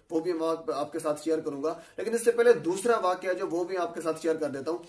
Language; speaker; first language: Urdu; non-native, local second language; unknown